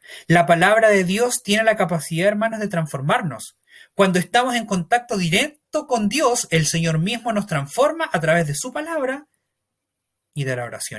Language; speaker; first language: Spanish; native; Spanish